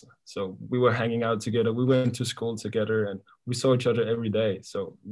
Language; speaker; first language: English; non-native, fluent; Kalaallisut